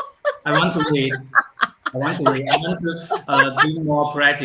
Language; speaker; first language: English; non-native, learner; Chinese